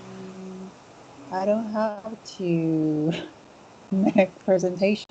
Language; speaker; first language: English; non-native, learner; Chinese